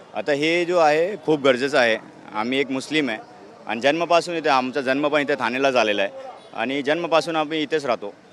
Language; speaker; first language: Marathi; non-native, local second language; Urdu